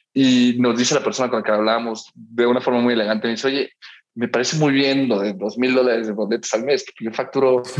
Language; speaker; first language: Spanish; early bilingual, heritage; Spanish